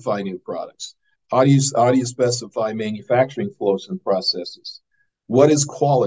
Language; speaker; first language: English; native; English